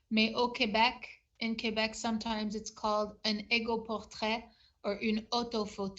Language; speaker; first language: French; non-native, fluent; English